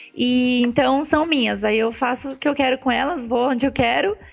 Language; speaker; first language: Portuguese; native; Portuguese